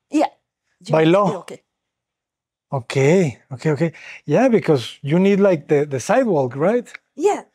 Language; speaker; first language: English; non-native, fluent; Spanish